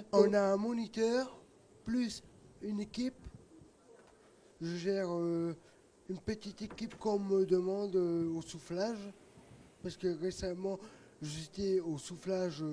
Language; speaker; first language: French; native; French